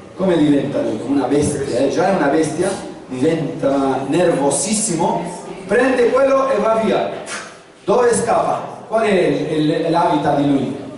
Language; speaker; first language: Italian; non-native, fluent; Spanish